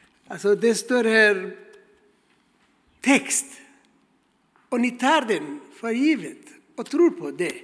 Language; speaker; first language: Swedish; non-native, learner; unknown